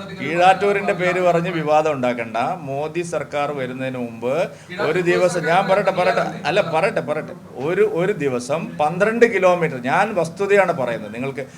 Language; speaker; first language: Malayalam; native; Malayalam